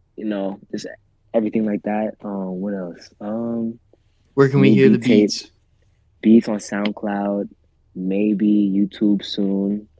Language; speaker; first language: English; native; English